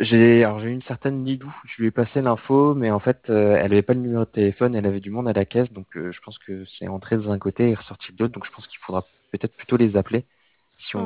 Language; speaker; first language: French; native; French